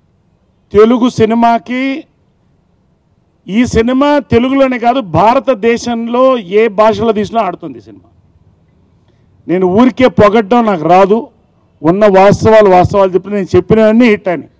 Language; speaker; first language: Telugu; native; Telugu